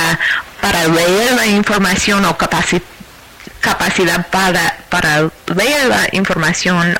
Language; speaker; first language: Spanish; non-native, fluent; English